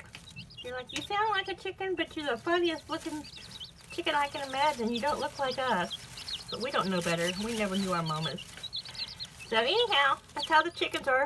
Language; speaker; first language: English; native; English